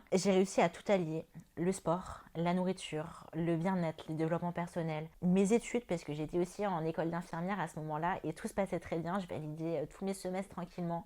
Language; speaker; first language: French; native; French